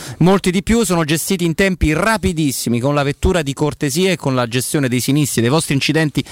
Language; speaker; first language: Italian; native; Italian